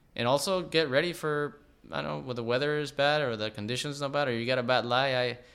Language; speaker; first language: English; non-native, fluent; Spanish